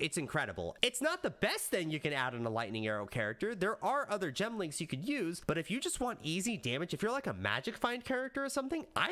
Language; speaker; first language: English; native; English